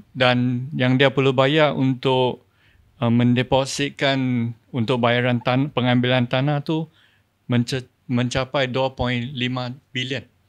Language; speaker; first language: Malay; non-native, local second language; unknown